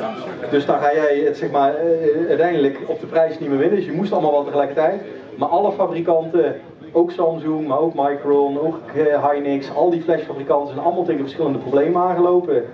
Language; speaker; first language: Dutch; native; Dutch